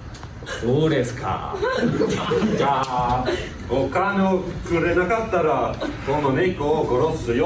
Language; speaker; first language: Japanese; non-native, learner; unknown